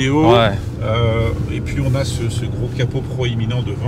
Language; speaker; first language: French; native; French